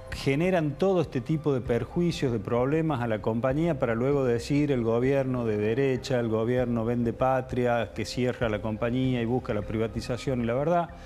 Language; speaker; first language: Spanish; native; Spanish